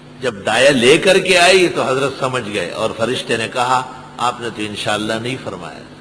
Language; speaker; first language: Urdu; non-native, local second language; Pashto